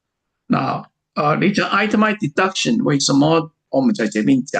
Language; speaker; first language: Chinese; native; Chinese